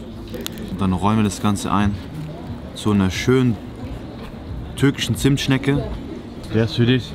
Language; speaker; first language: German; native; German